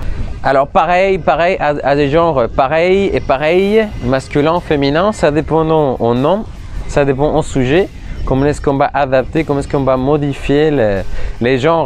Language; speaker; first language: French; non-native, fluent; Spanish